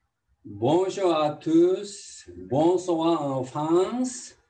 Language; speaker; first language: French; non-native, learner; Tibetan